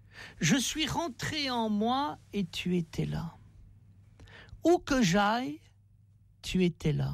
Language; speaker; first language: French; native; French